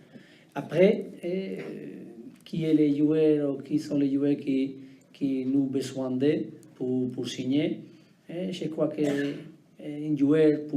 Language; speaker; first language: French; non-native, learner; Spanish